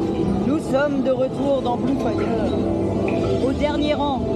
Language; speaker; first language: French; native; French